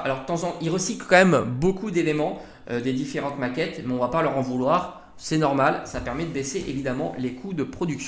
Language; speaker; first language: French; native; French